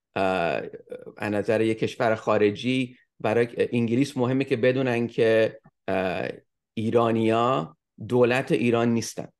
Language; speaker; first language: Persian; early bilingual, heritage; Persian